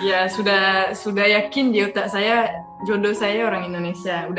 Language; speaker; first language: Indonesian; non-native, fluent; French